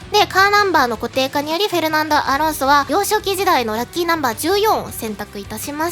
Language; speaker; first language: Japanese; native; Japanese